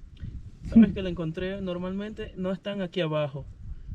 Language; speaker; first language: Spanish; native; Spanish